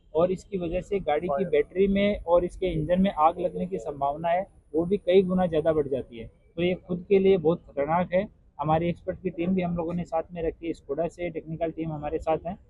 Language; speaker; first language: Hindi; non-native, local second language; Gujarati